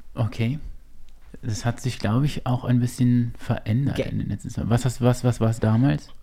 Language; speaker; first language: German; native; German